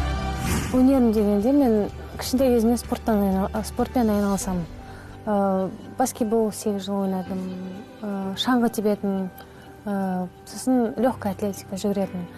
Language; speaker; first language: Kazakh; non-native, local second language; Russian